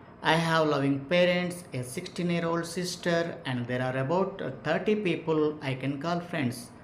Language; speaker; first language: English; non-native, local second language; Telugu